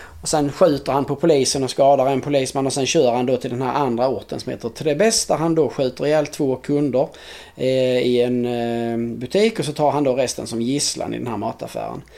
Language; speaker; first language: Swedish; native; Swedish